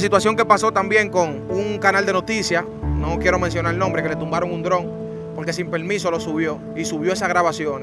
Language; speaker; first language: Spanish; native; Spanish